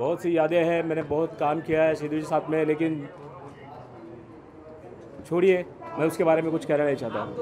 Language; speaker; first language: Hindi; native; Hindi